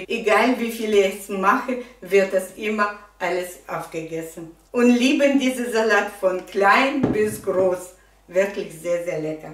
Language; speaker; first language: German; non-native, fluent; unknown